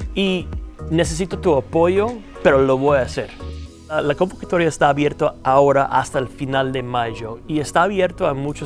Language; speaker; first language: Spanish; non-native, fluent; English